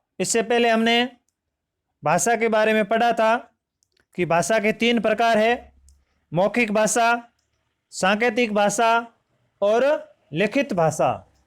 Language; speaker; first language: Hindi; native; Hindi